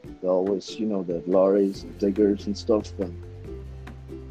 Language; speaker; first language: English; native; English